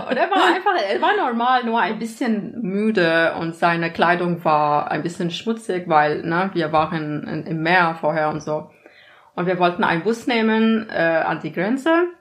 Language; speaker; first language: German; non-native, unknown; Arabic